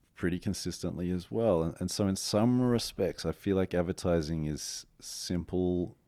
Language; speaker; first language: English; native; English